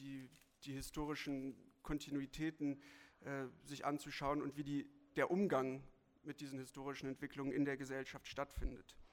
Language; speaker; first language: German; native; German